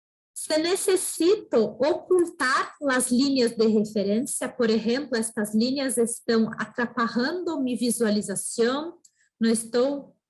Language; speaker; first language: Spanish; non-native, fluent; Portuguese